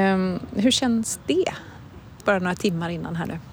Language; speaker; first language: Swedish; native; Swedish